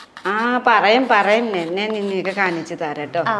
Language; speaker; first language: Malayalam; non-native, learner; Nepali